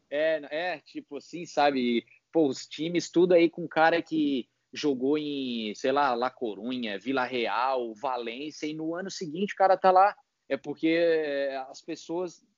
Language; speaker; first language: Portuguese; native; Portuguese